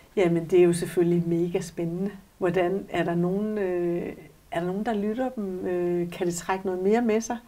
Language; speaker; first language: Danish; native; Danish